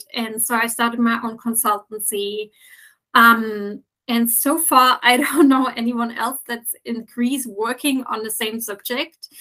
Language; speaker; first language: English; non-native, fluent; German